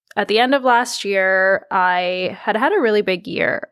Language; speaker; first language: English; native; English